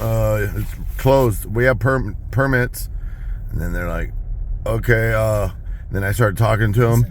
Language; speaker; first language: English; native; English